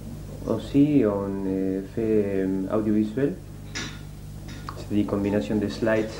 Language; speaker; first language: French; non-native, learner; Spanish